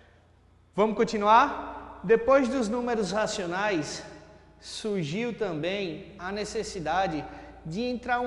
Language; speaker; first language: Portuguese; native; Portuguese